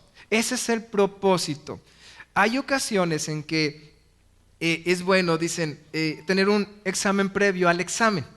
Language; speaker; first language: Spanish; native; Spanish